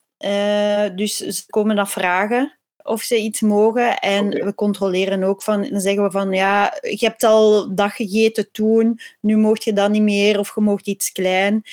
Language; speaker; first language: Dutch; native; Dutch